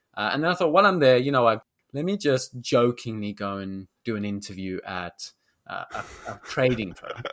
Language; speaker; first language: English; native; English